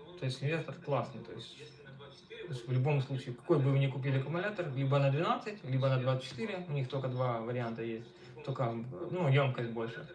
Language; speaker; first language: Russian; native; Russian